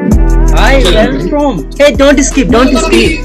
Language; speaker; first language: English; non-native, learner; Hindi